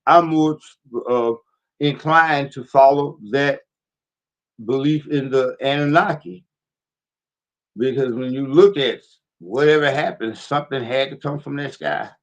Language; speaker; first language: English; native; English